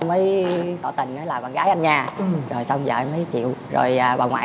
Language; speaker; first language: Vietnamese; native; Vietnamese